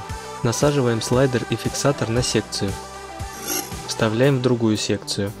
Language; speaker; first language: Russian; native; Russian